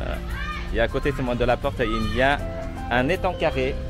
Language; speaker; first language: French; non-native, fluent; Vietnamese